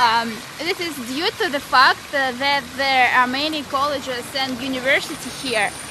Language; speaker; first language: English; non-native, learner; Russian